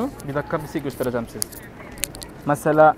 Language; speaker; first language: Turkish; non-native, learner; Arabic